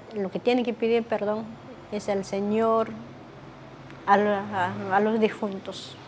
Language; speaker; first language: Spanish; native; Spanish